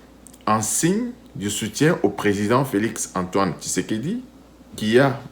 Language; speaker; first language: French; non-native, local second language; Lingala